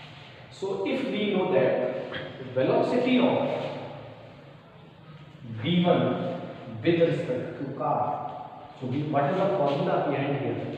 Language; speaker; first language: English; non-native, local second language; Hindi